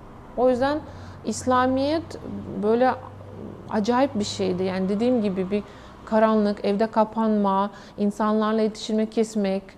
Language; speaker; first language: Turkish; non-native, fluent; Russian